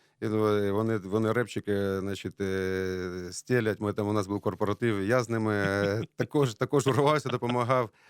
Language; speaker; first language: Ukrainian; native; Ukrainian